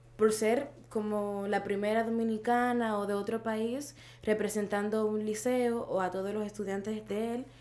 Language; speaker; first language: Spanish; native; Spanish